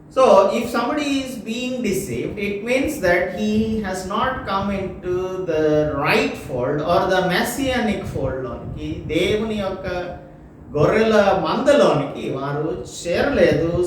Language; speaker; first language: English; non-native, local second language; Telugu